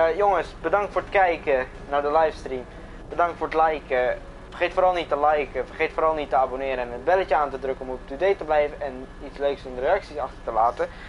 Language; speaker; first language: Dutch; early bilingual, other home language; Bosnian